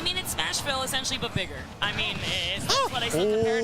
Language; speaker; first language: English; native; English